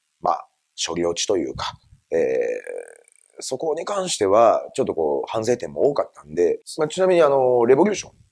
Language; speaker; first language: Japanese; native; Japanese